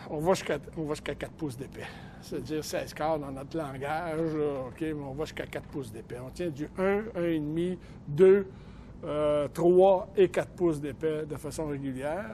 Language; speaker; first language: French; native; French